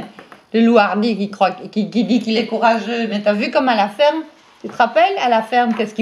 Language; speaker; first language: French; native; French